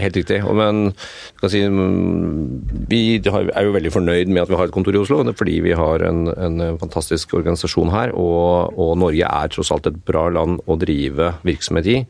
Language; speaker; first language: Norwegian; native; Norwegian